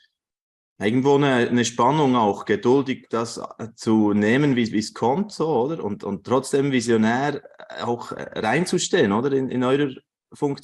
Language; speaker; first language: German; native; German